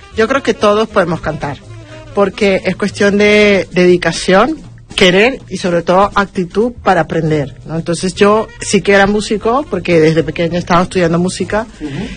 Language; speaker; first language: Spanish; native; Spanish